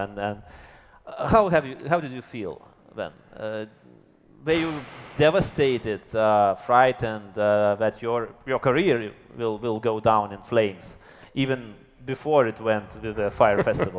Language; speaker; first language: English; non-native, fluent; Lithuanian